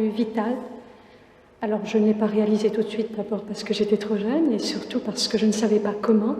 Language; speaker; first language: French; native; French